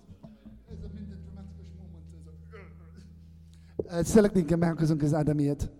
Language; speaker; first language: Hungarian; non-native, learner; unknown